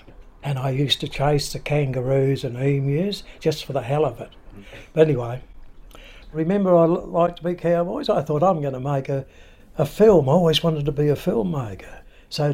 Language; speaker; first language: English; native; English